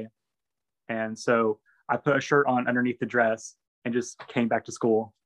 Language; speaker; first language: English; native; English